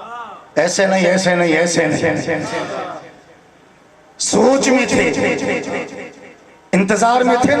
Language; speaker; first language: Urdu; non-native, local second language; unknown